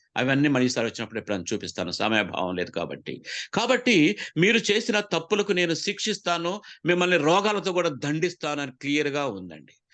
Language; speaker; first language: Telugu; non-native, local second language; Koya